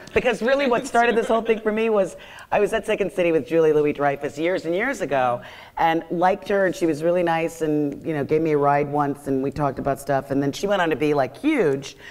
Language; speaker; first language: English; native; English